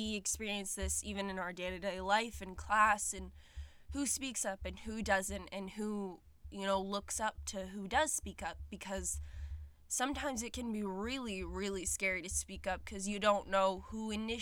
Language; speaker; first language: English; native; English